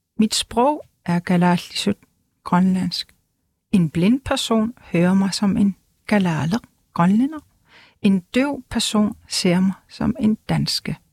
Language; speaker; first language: Danish; non-native, local second language; Kalaallisut